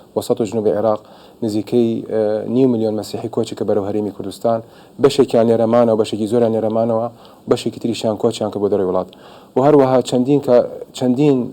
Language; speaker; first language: Central Kurdish; non-native, local second language; Assyrian Neo-Aramaic